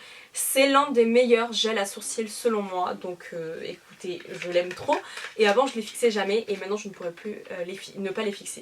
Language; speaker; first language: French; native; French